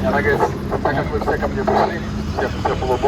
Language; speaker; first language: Russian; native; Russian